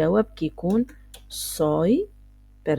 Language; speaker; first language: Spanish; non-native, fluent; Arabic